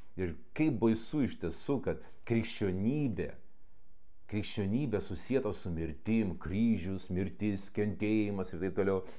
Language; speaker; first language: Lithuanian; non-native, local second language; Russian